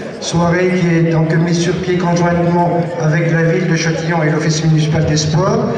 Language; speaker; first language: French; native; French